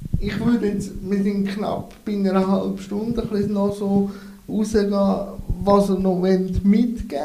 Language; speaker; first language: German; native; German